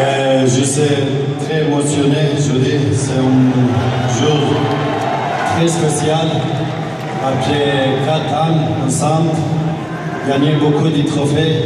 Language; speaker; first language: French; non-native, learner; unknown